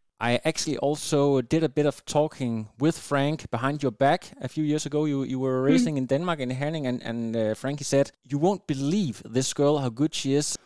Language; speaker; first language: English; non-native, fluent; Danish